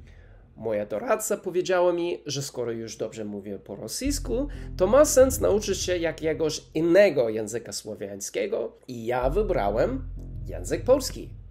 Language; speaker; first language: Polish; non-native, learner; English